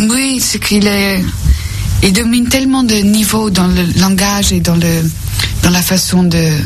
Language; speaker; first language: French; non-native, fluent; Dutch